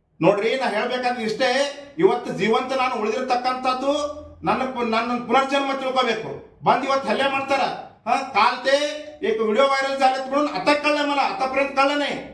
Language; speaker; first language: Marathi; non-native, local second language; Kannada